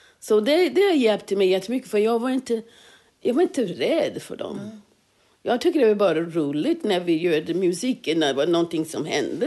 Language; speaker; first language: Swedish; non-native, fluent; English